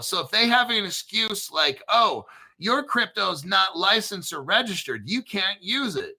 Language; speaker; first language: English; native; English